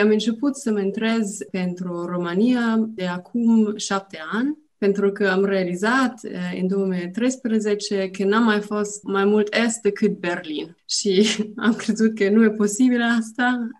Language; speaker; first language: Romanian; non-native, learner; German